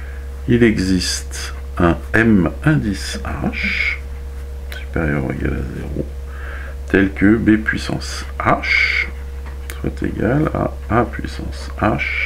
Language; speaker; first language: French; native; French